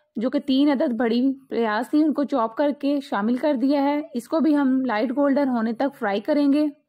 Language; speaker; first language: Hindi; native; Hindi